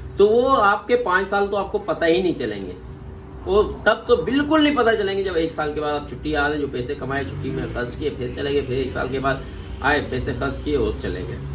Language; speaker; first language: Urdu; non-native, local second language; Punjabi